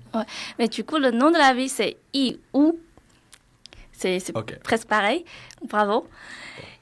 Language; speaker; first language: French; non-native, fluent; Chinese